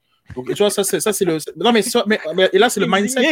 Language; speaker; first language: French; native; French